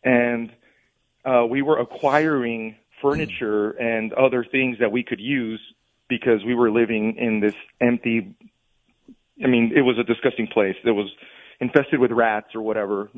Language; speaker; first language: English; native; English